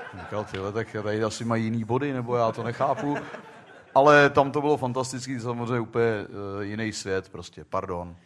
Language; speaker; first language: Czech; native; Czech